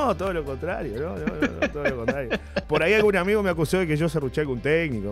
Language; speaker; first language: Spanish; native; Spanish